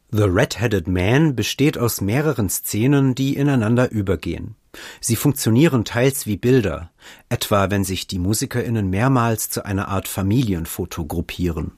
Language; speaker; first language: German; native; German